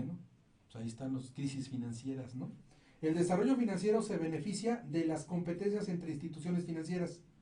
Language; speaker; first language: Spanish; native; Spanish